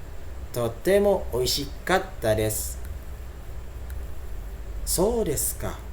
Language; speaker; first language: Japanese; non-native, fluent; Indonesian